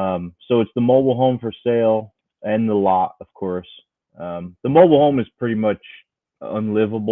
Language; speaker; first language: English; native; English